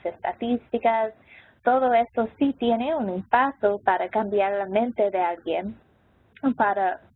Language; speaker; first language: Spanish; non-native, local second language; English